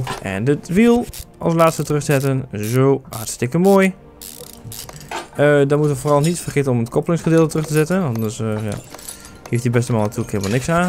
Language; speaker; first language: Dutch; native; Dutch